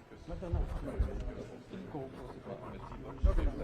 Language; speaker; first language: Russian; non-native, local second language; Georgian